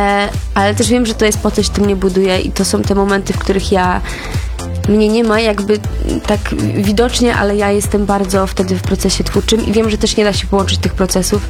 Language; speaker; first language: Polish; native; Polish